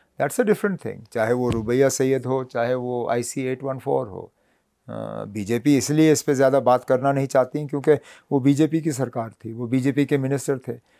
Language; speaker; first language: Hindi; non-native, local second language; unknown